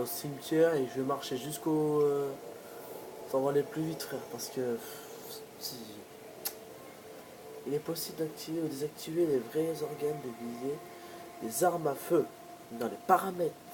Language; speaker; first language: French; native; French